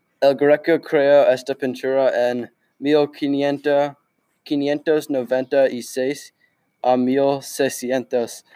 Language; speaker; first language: Spanish; non-native, learner; English